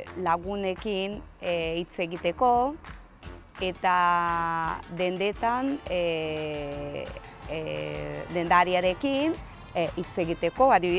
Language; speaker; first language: Basque; non-native, learner; Portuguese